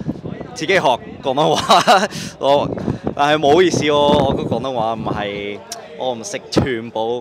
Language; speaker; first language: Cantonese; non-native, local second language; English